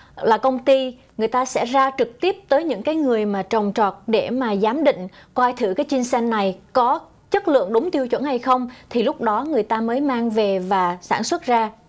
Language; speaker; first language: Vietnamese; native; Vietnamese